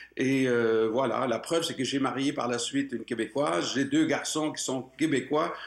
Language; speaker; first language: French; non-native, local second language; Arabic